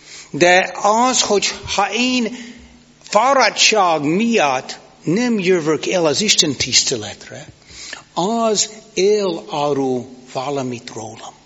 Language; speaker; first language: Hungarian; non-native, fluent; English